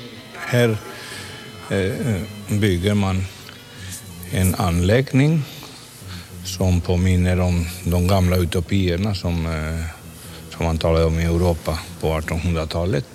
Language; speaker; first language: Swedish; non-native, fluent; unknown